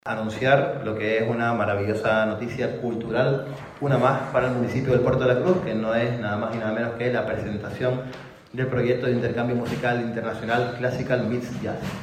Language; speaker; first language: Spanish; native; Spanish